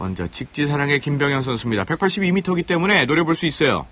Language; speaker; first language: Korean; native; Korean